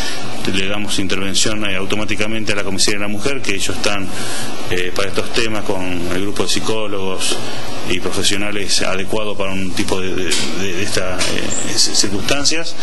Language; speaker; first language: Spanish; native; Spanish